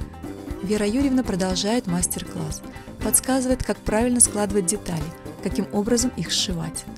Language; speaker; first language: Russian; native; Russian